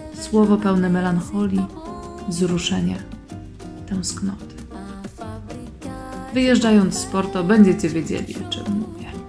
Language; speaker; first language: Polish; native; Polish